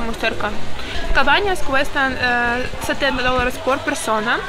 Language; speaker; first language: Spanish; non-native, learner; Ukrainian